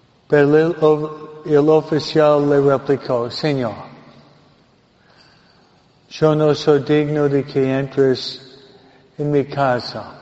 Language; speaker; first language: Spanish; non-native, fluent; English